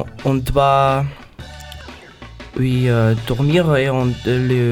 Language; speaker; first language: French; non-native, learner; German